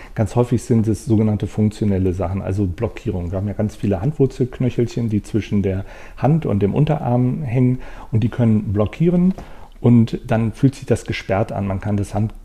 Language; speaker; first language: German; native; German